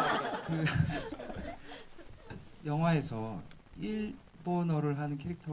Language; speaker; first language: Korean; native; Korean